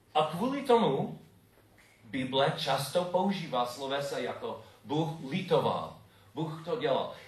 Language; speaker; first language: Czech; non-native, fluent; English